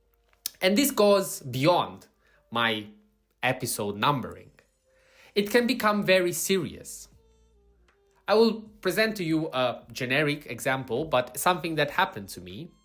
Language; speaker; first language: English; non-native, fluent; Italian